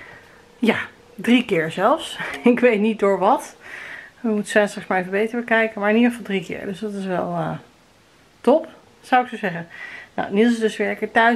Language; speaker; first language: Dutch; native; Dutch